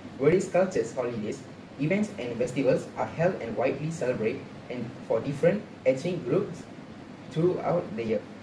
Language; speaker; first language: English; non-native, local second language; Tamil